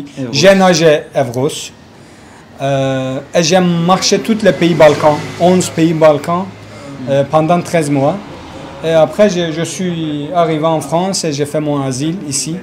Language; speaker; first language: French; non-native, learner; Kurdish